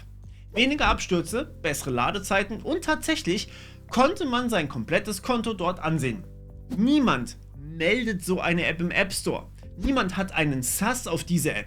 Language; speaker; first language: German; native; German